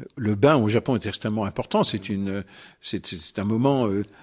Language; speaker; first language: French; native; French